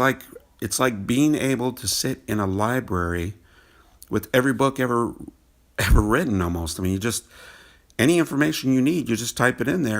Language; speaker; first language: English; native; English